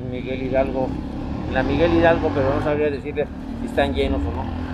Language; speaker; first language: Spanish; native; Spanish